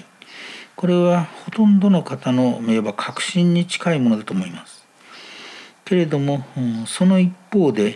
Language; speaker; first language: Japanese; native; Japanese